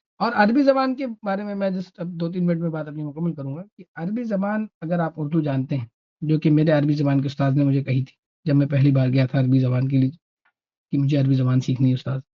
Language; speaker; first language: Urdu; native; Urdu